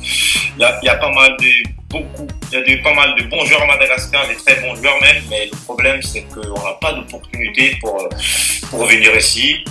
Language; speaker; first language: French; non-native, local second language; Malagasy